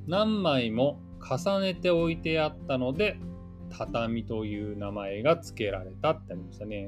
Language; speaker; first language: Japanese; native; Japanese